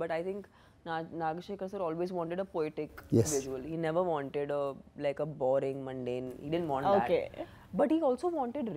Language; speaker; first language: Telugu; non-native, fluent; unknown